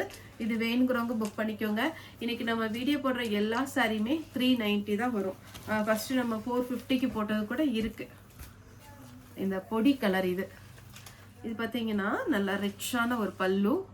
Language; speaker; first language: Tamil; native; Tamil